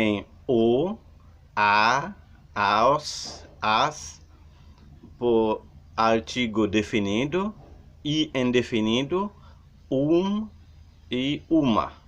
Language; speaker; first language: Portuguese; non-native, learner; Haitian Creole